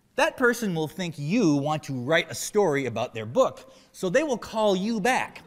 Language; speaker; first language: English; native; English